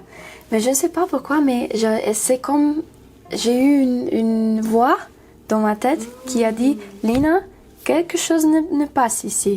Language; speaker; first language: French; non-native, learner; English